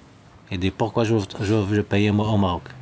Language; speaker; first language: French; non-native, learner; Arabic